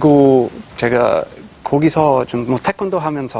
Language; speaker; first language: Korean; non-native, fluent; English